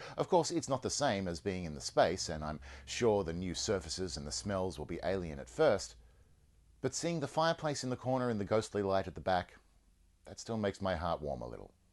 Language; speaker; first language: English; native; English